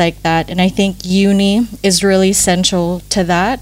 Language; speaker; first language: English; non-native, local second language; Filipino